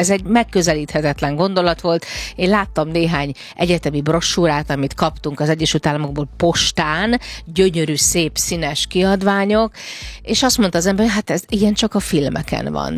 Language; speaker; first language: Hungarian; native; Hungarian